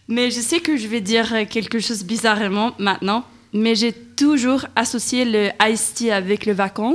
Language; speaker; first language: French; non-native, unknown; Swedish